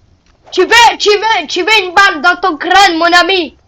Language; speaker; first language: French; native; French